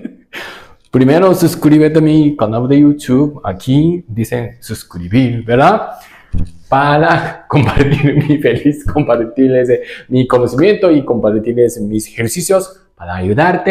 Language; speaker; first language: Spanish; non-native, learner; Japanese